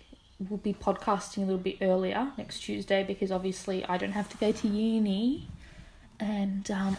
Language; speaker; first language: English; native; English